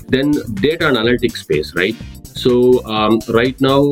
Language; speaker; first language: English; non-native, local second language; Tamil